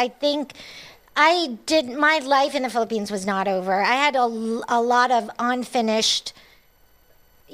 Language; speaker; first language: English; non-native, local second language; Cebuano